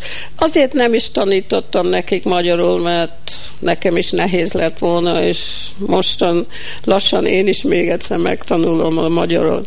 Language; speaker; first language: Hungarian; early bilingual, heritage; Hungarian